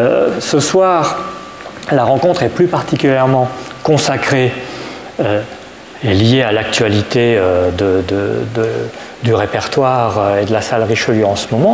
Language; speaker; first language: French; native; French